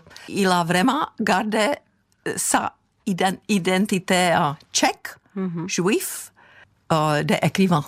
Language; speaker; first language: French; non-native, fluent; Czech